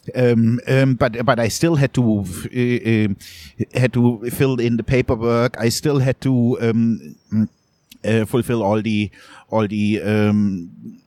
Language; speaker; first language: English; non-native, fluent; German